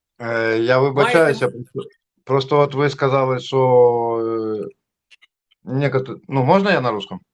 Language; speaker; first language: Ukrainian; non-native, local second language; Russian